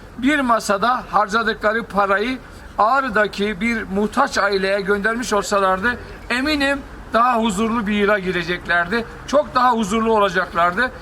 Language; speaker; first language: Turkish; native; Turkish